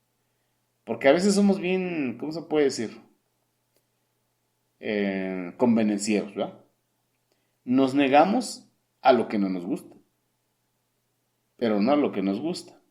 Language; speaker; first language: Spanish; native; Spanish